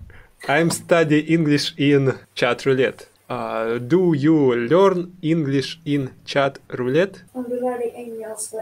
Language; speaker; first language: English; non-native, learner; Russian